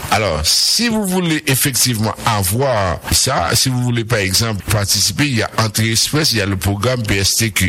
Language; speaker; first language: French; non-native, local second language; Haitian Creole